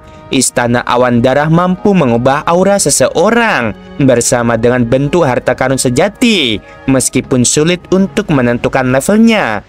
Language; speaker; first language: Indonesian; native; Indonesian